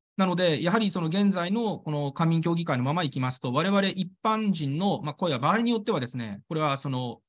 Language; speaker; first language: Japanese; native; Japanese